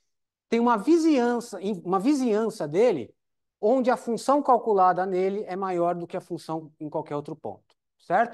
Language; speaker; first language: Portuguese; native; Portuguese